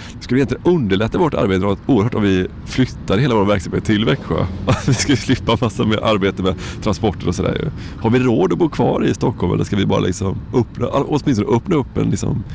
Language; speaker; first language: Swedish; native; Swedish